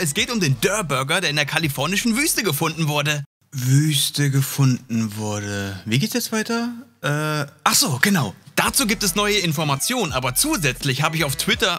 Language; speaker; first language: German; native; German